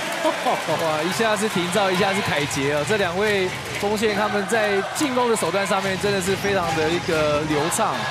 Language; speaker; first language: Chinese; native; Chinese